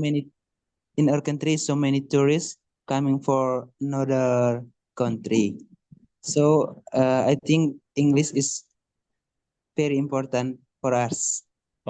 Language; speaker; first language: English; non-native, learner; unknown